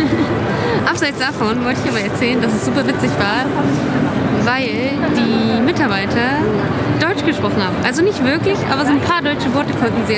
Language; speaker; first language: German; native; German